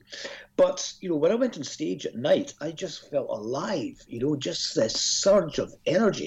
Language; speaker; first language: English; native; English